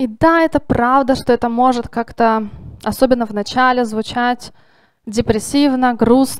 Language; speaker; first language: Russian; native; Russian